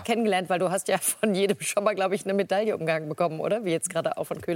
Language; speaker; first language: German; native; German